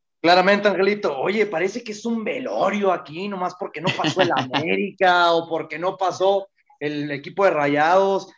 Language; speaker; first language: Spanish; native; Spanish